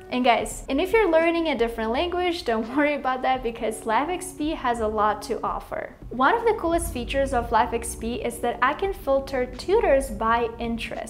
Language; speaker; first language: English; non-native, fluent; Russian